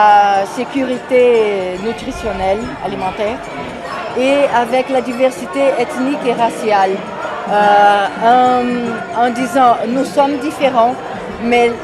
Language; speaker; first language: French; non-native, fluent; Portuguese